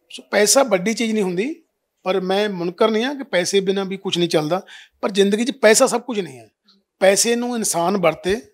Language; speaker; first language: Punjabi; native; Punjabi